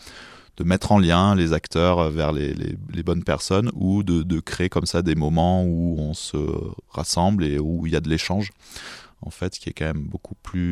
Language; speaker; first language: French; native; French